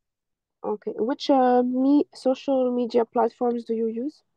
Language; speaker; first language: English; non-native, fluent; French